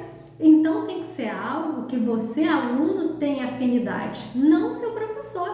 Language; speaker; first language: Portuguese; native; Portuguese